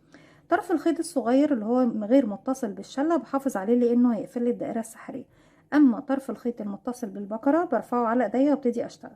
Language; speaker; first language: Arabic; native; Arabic